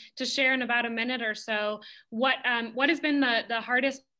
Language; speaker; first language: English; native; English